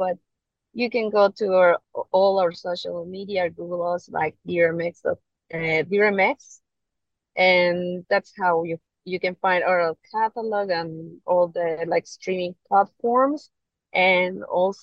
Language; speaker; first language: English; non-native, fluent; Spanish